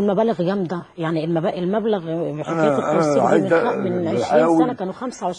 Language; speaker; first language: Arabic; native; Arabic